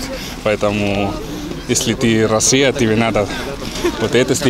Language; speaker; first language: Russian; non-native, learner; Spanish